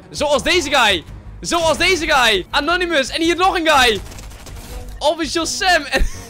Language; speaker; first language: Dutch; native; Dutch